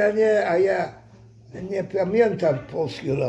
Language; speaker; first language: Polish; non-native, local second language; Yiddish